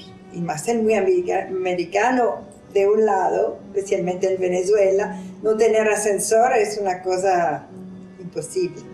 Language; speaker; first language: Spanish; non-native, fluent; French